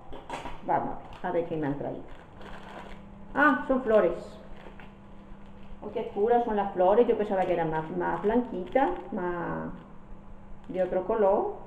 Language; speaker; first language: Spanish; native; Spanish